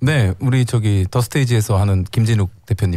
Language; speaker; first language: Korean; native; Korean